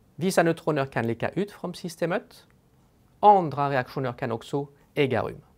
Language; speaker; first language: Swedish; non-native, fluent; French